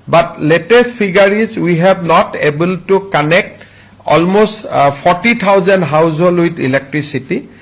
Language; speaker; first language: English; non-native, local second language; Assamese